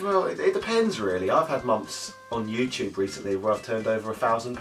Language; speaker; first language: English; native; English